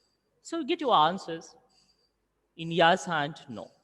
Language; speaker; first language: English; non-native, local second language; Hindi